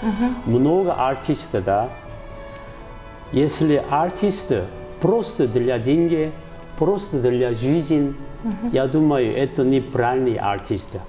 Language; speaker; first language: Russian; non-native, learner; Korean